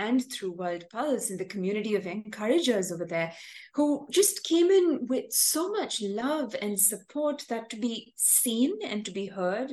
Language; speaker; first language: English; non-native, local second language; Tamil